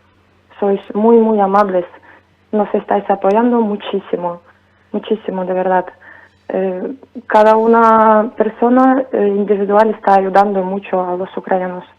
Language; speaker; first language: Spanish; non-native, fluent; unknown